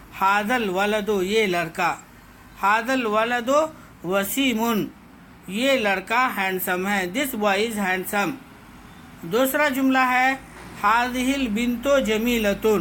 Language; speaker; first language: Urdu; native; Urdu